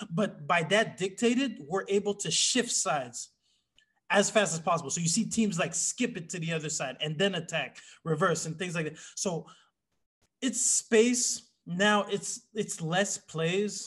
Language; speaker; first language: English; native; English